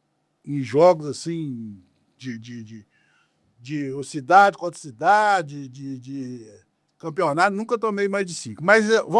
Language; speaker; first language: Portuguese; native; Portuguese